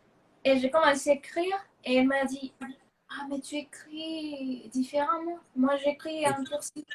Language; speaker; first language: French; non-native, fluent; Spanish